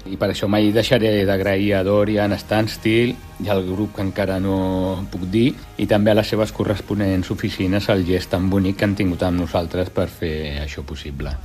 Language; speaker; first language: Catalan; native; Catalan